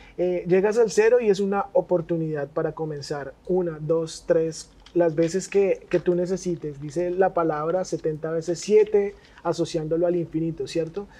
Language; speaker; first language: Spanish; native; Spanish